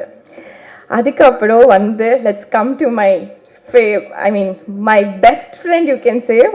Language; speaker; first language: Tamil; non-native, local second language; Bangla